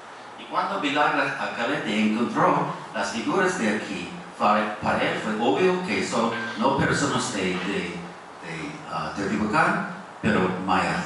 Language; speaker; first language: Spanish; non-native, fluent; English